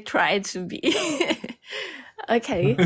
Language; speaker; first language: English; non-native, learner; Thai